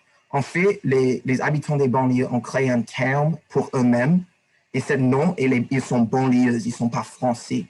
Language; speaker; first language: French; non-native, learner; English